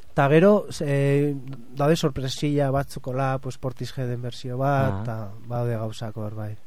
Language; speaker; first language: Basque; non-native, fluent; Catalan